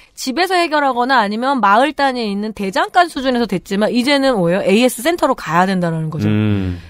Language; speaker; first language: Korean; native; Korean